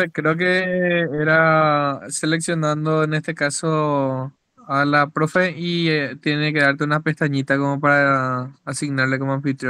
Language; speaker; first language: Spanish; native; Spanish